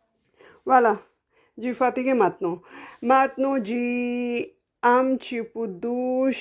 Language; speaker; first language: French; non-native, learner; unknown